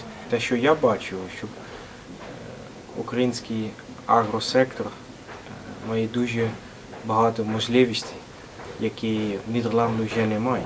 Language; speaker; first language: Ukrainian; non-native, learner; Dutch